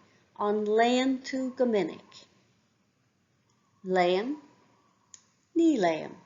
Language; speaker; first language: Irish; non-native, local second language; English